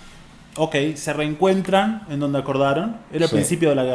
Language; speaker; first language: Spanish; native; Spanish